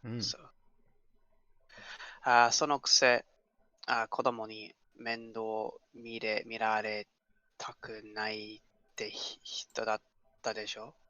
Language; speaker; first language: Japanese; non-native, learner; English